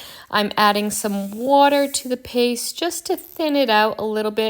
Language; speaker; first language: English; native; English